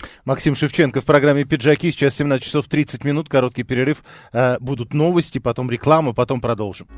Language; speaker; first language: Russian; native; Russian